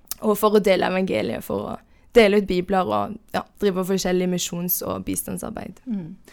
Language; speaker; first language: Norwegian; native; Norwegian